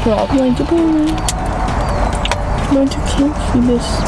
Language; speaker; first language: Portuguese; non-native, learner; English